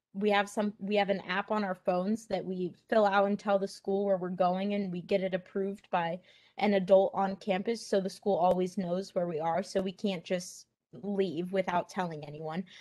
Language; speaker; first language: English; native; English